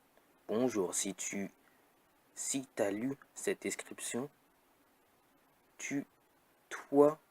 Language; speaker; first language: French; native; French